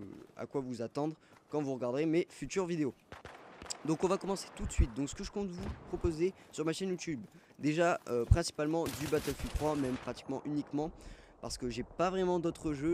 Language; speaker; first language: French; native; French